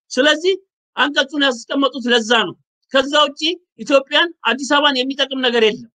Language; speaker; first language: Amharic; native; Amharic